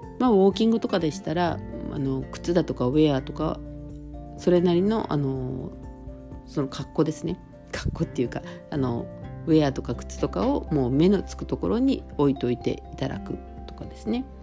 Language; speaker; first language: Japanese; native; Japanese